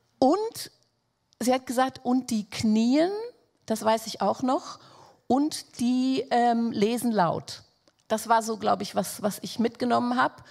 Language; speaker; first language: German; non-native, fluent; Portuguese